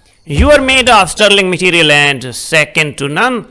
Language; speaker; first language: English; non-native, local second language; Urdu